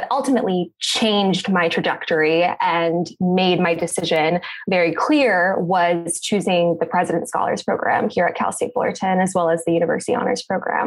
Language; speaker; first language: English; native; English